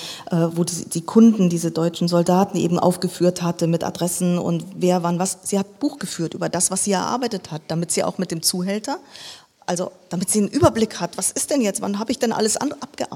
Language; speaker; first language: German; native; German